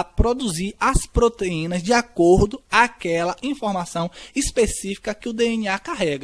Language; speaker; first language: Portuguese; native; Portuguese